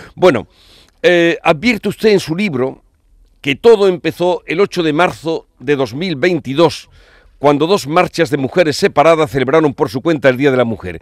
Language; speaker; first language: Spanish; native; Spanish